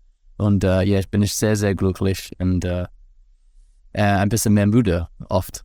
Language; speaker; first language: German; non-native, fluent; English